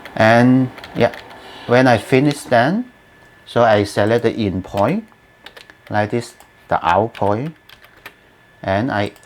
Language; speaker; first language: English; non-native, learner; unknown